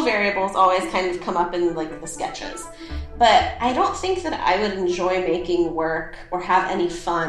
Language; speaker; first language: English; early bilingual, other home language; Persian